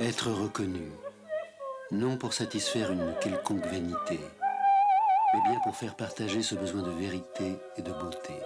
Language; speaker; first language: French; native; French